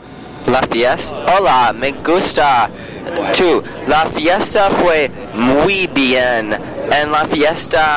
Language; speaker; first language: Spanish; non-native, learner; English